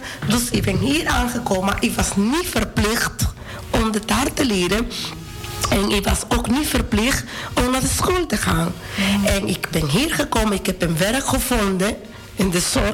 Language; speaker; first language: Dutch; non-native, fluent; Spanish